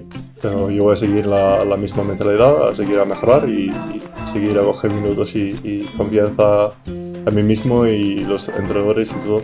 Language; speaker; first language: Spanish; non-native, learner; English